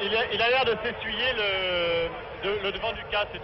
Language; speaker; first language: French; native; French